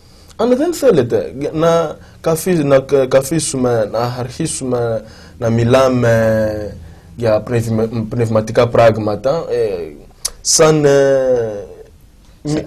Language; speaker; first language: Greek; non-native, fluent; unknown